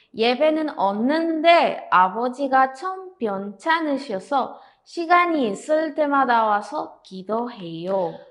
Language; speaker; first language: Korean; non-native, learner; Spanish